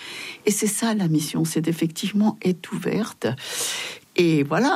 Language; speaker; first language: French; non-native, fluent; Spanish